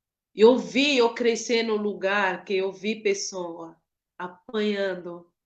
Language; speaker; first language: Portuguese; non-native, fluent; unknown